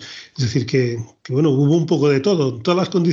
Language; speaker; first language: Spanish; native; Spanish